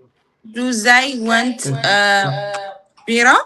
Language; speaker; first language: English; non-native, learner; Amharic